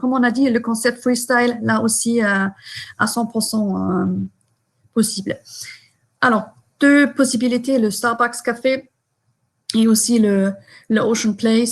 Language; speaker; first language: French; non-native, fluent; German